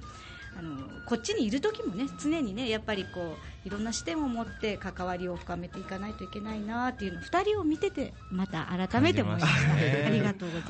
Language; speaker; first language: Japanese; native; Japanese